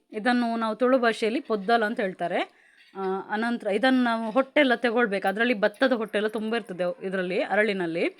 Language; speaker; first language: Kannada; non-native, local second language; Tulu